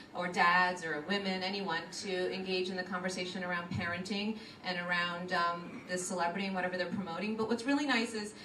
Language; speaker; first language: English; native; English